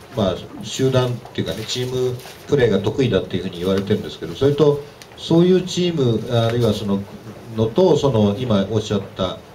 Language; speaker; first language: Japanese; native; Japanese